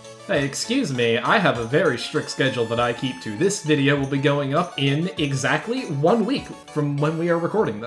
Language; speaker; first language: English; native; English